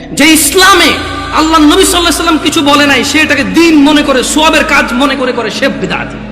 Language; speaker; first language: Bangla; early bilingual, heritage; Bangla